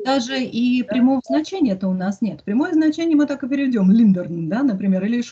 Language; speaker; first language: Russian; native; Russian